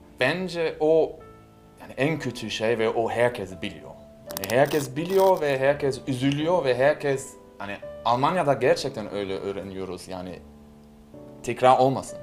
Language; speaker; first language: Turkish; non-native, learner; German